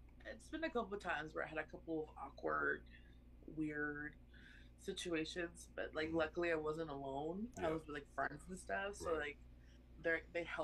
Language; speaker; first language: English; early bilingual, other home language; Spanish